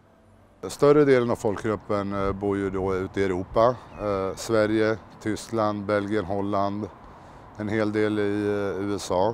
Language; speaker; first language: Swedish; early bilingual, other home language; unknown